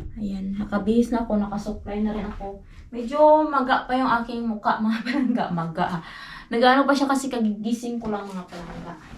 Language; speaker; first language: Filipino; non-native, local second language; Hiligaynon